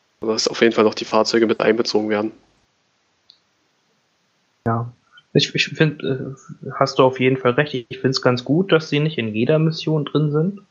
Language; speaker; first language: German; native; German